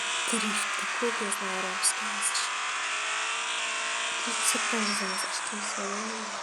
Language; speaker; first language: Russian; non-native, local second language; Kazakh